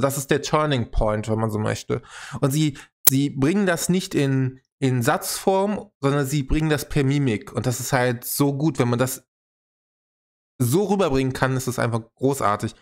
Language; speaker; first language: German; native; German